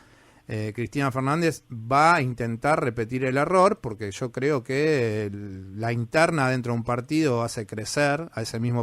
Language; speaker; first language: Spanish; native; Spanish